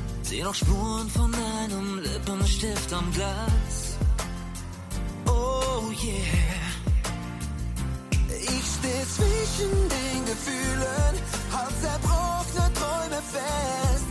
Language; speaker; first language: German; native; German